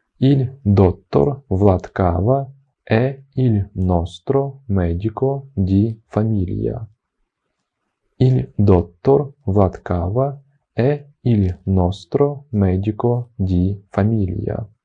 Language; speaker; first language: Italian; non-native, fluent; Ukrainian